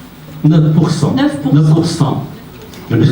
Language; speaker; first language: French; non-native, fluent; Chinese